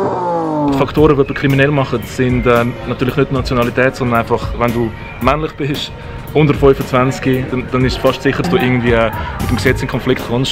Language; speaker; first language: German; early bilingual, other home language; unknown